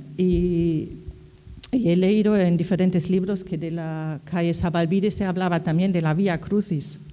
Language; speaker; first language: Spanish; non-native, fluent; German